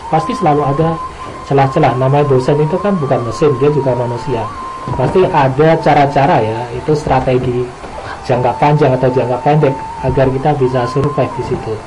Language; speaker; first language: Indonesian; native; Indonesian